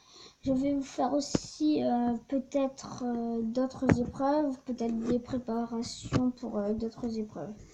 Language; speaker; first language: French; native; French